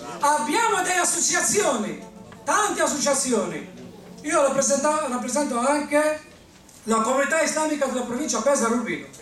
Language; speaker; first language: Italian; non-native, fluent; Albanian